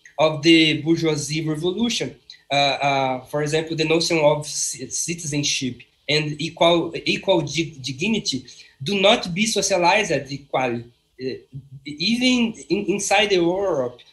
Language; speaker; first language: English; non-native, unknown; Portuguese